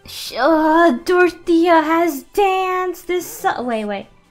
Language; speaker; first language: English; early bilingual, other home language; Spanish